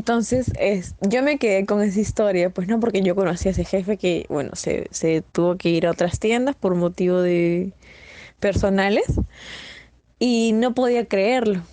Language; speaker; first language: Spanish; native; Spanish